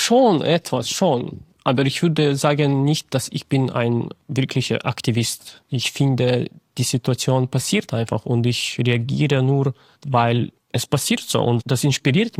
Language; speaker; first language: German; non-native, learner; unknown